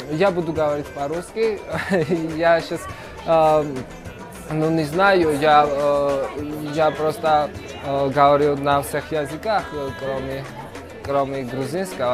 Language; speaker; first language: Russian; non-native, fluent; Georgian